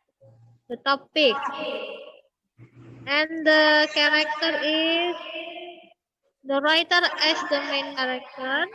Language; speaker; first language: English; non-native, learner; Indonesian